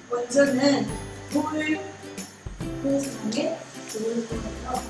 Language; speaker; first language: Korean; non-native, learner; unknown